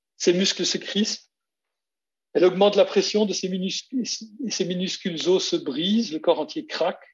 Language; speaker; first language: French; native; French